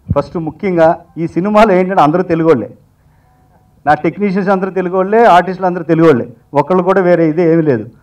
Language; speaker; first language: Telugu; native; Telugu